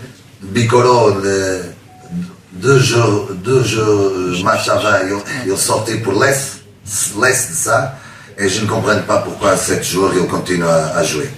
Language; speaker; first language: French; non-native, learner; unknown